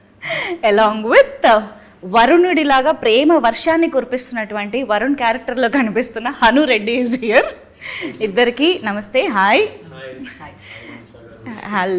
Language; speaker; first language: Telugu; native; Telugu